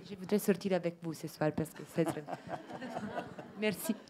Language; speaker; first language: French; non-native, learner; Italian